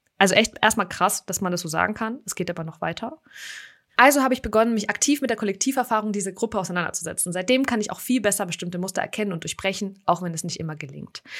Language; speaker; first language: German; early bilingual, other home language; Russian